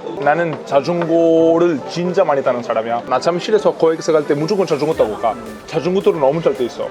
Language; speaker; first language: Korean; non-native, fluent; Italian